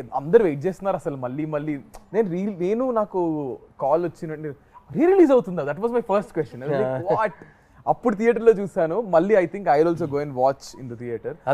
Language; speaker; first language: Telugu; native; Telugu